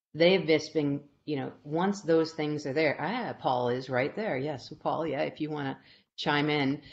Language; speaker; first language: English; native; English